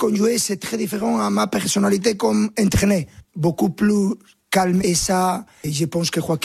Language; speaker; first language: French; non-native, fluent; Spanish